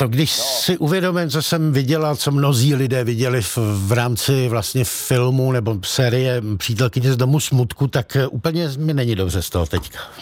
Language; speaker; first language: Czech; native; Czech